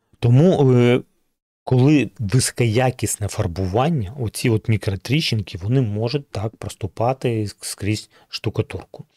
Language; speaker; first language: Ukrainian; non-native, local second language; Russian